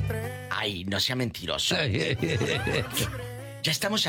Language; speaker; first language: Spanish; native; Spanish